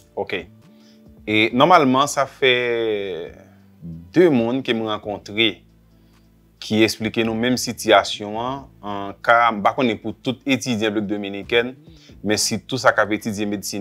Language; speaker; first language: French; non-native, local second language; Haitian Creole